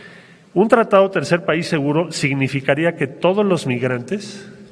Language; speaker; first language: Spanish; native; Spanish